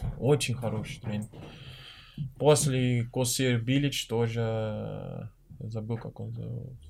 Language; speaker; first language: Russian; non-native, learner; Portuguese